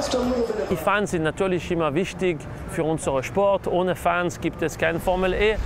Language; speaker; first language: German; non-native, local second language; French